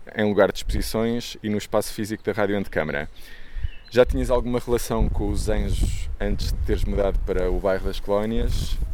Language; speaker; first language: Portuguese; native; Portuguese